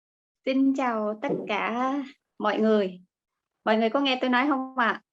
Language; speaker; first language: Vietnamese; native; Vietnamese